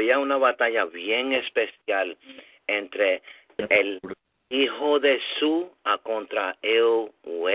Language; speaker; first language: Spanish; early bilingual, heritage; English